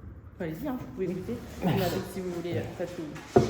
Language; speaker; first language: French; native; French